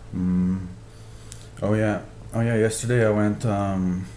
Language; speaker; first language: English; native; English